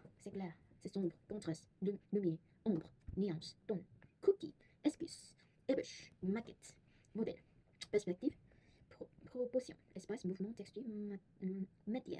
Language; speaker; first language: French; non-native, learner; Korean